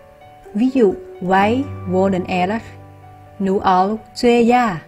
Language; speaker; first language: Dutch; non-native, fluent; Vietnamese